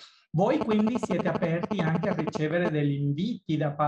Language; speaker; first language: Italian; native; Italian